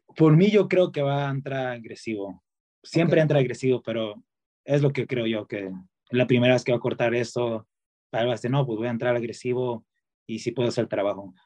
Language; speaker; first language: Spanish; early bilingual, heritage; Spanish